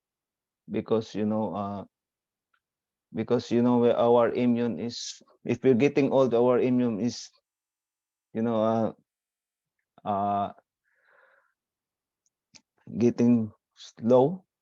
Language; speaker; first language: English; non-native, learner; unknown